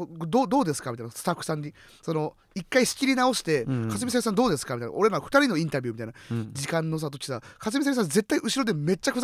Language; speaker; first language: Japanese; native; Japanese